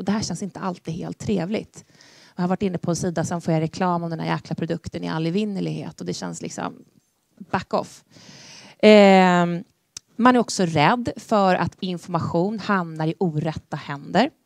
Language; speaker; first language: Swedish; native; Swedish